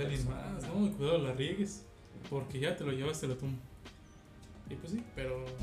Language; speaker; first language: Spanish; native; Spanish